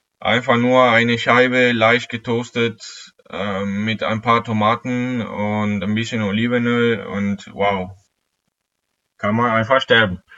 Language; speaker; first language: German; non-native, fluent; Italian